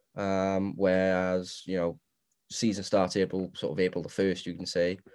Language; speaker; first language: English; native; English